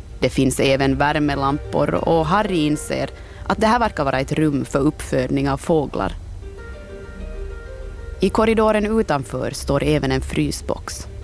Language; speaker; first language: Swedish; native; Swedish